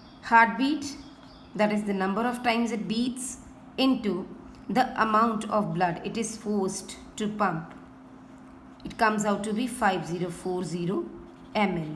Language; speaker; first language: English; non-native, local second language; Hindi